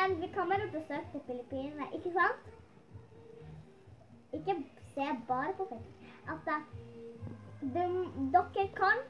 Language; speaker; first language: Norwegian; early bilingual, other home language; Cebuano